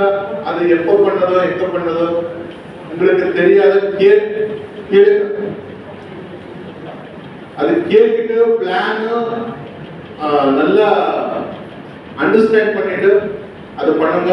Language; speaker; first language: Tamil; non-native, learner; Kannada